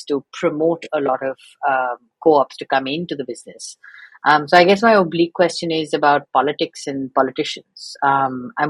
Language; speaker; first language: English; native; English